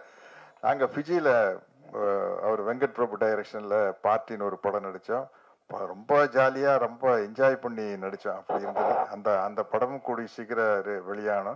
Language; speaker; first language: Tamil; native; Tamil